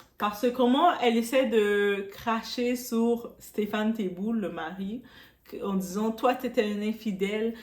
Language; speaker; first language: French; non-native, local second language; Arabic